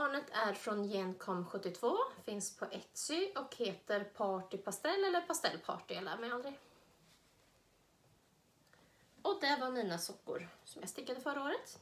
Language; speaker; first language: Swedish; native; Swedish